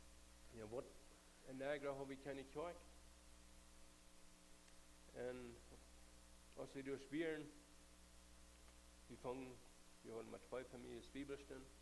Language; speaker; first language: German; non-native, learner; Plautdietsch